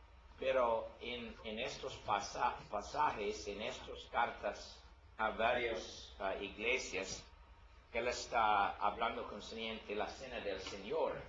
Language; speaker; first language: Spanish; non-native, learner; English